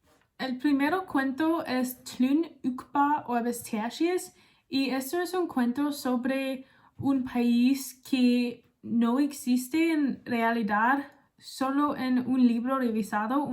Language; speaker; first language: Spanish; non-native, learner; English